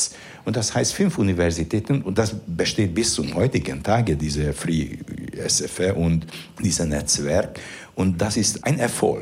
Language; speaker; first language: German; non-native, fluent; Hungarian